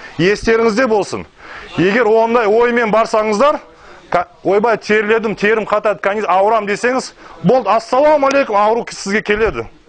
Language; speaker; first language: Kazakh; non-native, local second language; Russian